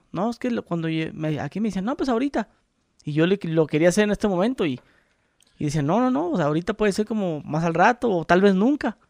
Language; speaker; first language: Spanish; native; Spanish